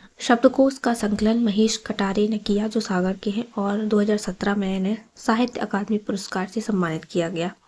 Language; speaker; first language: Hindi; native; Hindi